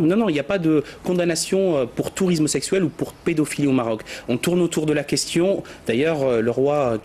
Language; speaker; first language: French; native; French